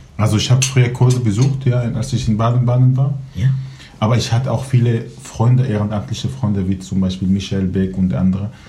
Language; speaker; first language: German; non-native, fluent; Kurdish